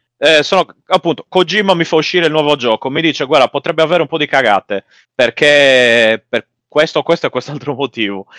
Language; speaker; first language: Italian; native; Italian